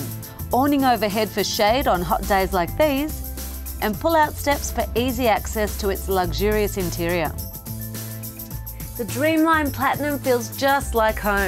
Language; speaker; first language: English; native; English